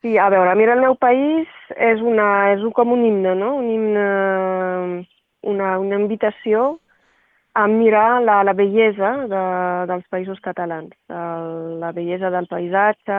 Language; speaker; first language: Catalan; non-native, local second language; French